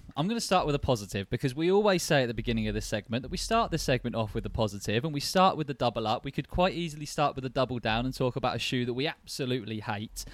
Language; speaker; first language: English; native; English